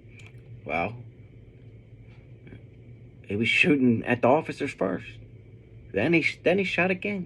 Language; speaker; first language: English; native; English